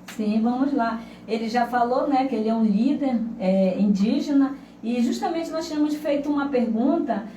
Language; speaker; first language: Portuguese; native; Portuguese